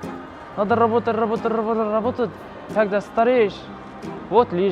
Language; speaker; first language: Russian; non-native, local second language; Kazakh